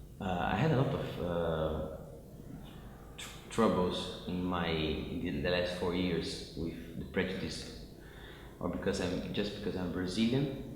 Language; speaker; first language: English; non-native, fluent; Portuguese